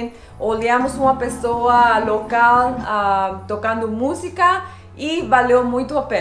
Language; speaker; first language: Portuguese; non-native, fluent; Spanish